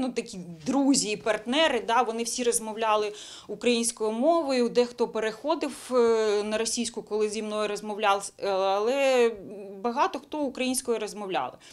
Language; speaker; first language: Ukrainian; non-native, local second language; Bulgarian